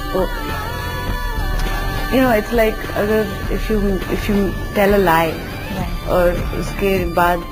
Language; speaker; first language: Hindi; non-native, local second language; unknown